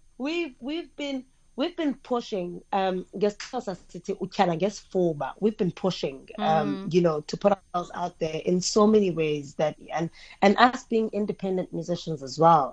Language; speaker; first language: English; non-native, local second language; Xhosa